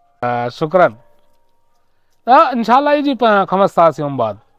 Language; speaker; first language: Arabic; non-native, learner; Hindi